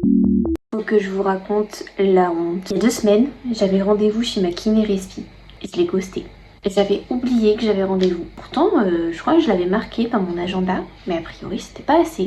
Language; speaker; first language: French; native; French